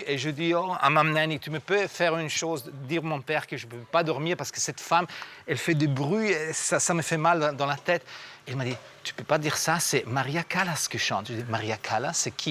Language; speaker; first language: French; non-native, fluent; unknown